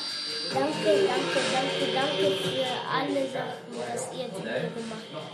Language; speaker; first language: German; non-native, learner; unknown